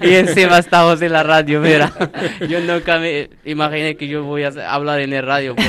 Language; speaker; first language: Spanish; non-native, learner; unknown